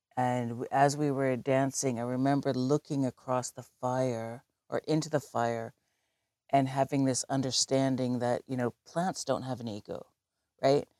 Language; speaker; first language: English; native; English